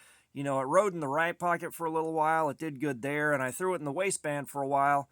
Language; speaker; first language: English; native; English